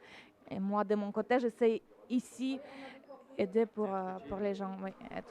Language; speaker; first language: French; non-native, fluent; Ukrainian